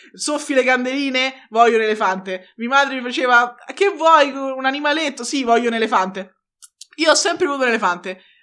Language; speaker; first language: Italian; native; Italian